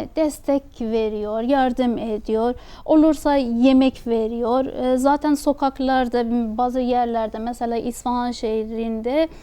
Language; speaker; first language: Turkish; non-native, fluent; Persian